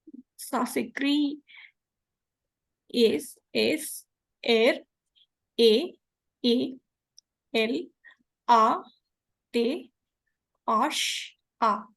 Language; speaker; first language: French; non-native, learner; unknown